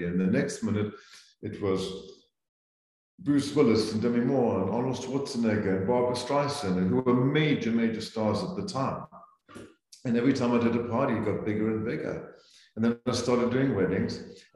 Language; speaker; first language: English; native; English